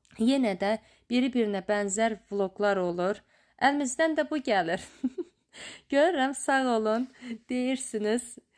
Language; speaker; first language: Azerbaijani; native; Azerbaijani